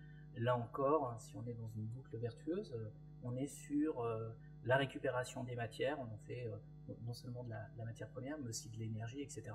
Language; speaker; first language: French; native; French